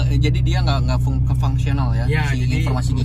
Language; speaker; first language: Indonesian; native; Indonesian